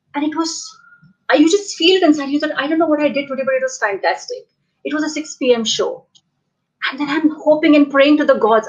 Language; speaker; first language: English; non-native, local second language; Hindi